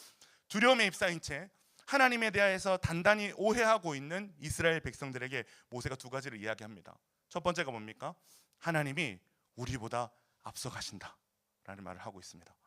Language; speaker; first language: Korean; native; Korean